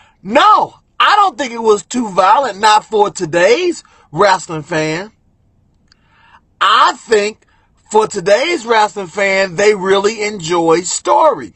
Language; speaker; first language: English; native; English